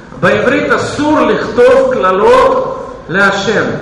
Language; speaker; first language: Hebrew; non-native, fluent; Russian